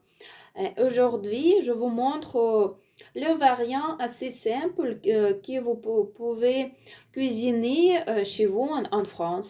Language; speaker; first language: French; non-native, learner; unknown